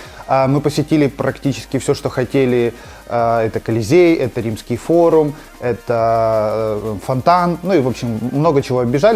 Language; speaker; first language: Russian; native; Russian